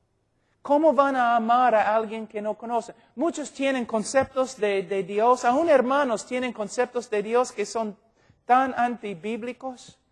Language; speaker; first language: Spanish; non-native, fluent; English